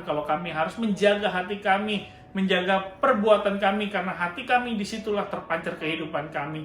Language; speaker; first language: Indonesian; native; Indonesian